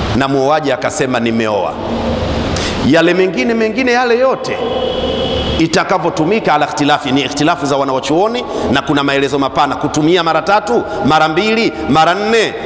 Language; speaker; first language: Swahili; non-native, local second language; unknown